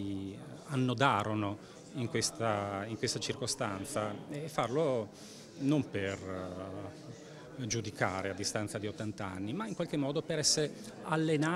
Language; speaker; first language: Italian; native; Italian